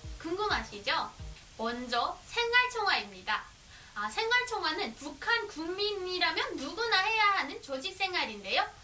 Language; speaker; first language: Korean; native; Korean